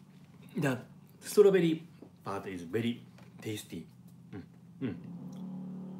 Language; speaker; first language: English; non-native, learner; Japanese